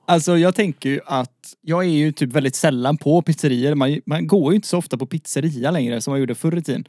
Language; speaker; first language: Swedish; native; Swedish